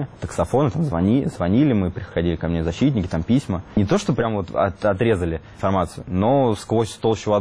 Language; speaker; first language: Russian; native; Russian